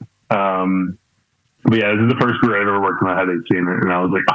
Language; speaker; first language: English; native; English